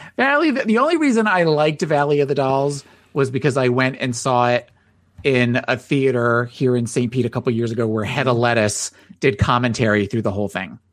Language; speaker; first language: English; native; English